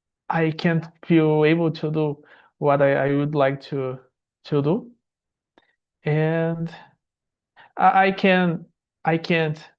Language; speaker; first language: English; non-native, learner; Portuguese